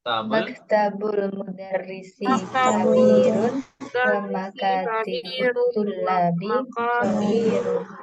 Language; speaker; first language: Arabic; non-native, learner; Indonesian